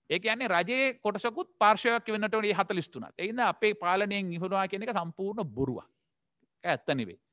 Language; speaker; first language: Sinhala; non-native, local second language; Tamil